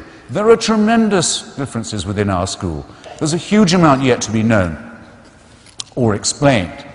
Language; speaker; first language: English; native; English